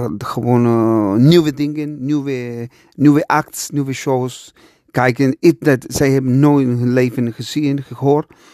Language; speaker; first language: Dutch; non-native, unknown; Spanish